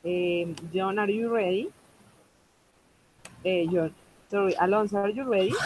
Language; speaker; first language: English; non-native, local second language; Spanish